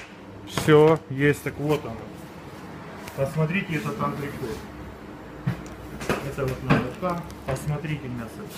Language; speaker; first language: Russian; native; Russian